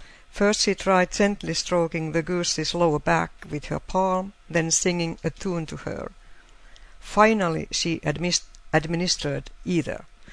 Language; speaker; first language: English; non-native, fluent; Finnish